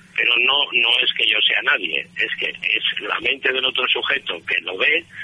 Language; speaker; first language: Spanish; native; Spanish